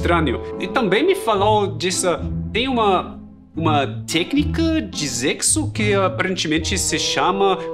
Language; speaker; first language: Portuguese; non-native, learner; German